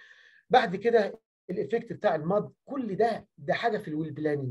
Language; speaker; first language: Arabic; native; Arabic